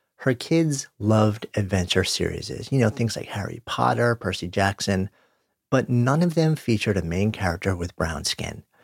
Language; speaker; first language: English; native; English